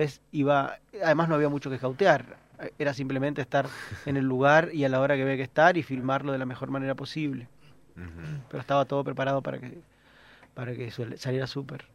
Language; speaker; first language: Spanish; native; Spanish